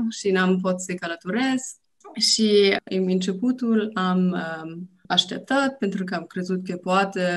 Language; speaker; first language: Romanian; non-native, learner; German